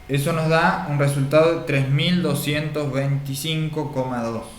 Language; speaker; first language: Spanish; native; Spanish